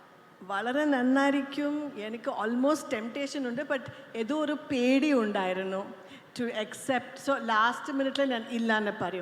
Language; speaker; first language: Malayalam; non-native, local second language; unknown